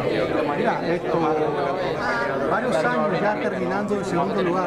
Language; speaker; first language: Spanish; native; Spanish